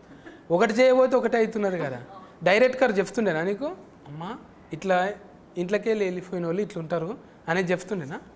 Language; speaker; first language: Telugu; native; Telugu